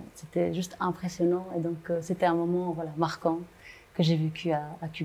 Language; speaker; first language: French; non-native, local second language; Arabic